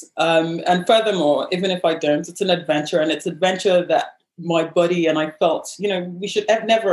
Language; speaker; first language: English; non-native, local second language; Igbo